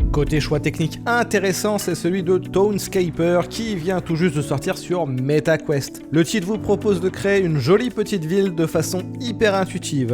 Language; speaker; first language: French; native; French